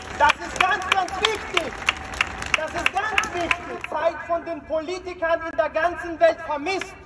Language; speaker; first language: German; non-native, fluent; Ukrainian